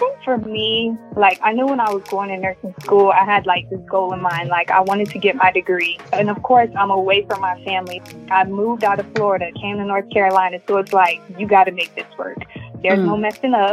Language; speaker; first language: English; native; English